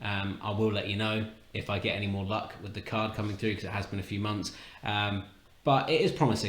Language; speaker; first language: English; native; English